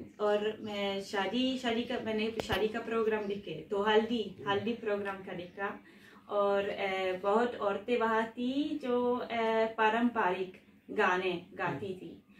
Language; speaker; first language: Hindi; non-native, learner; Italian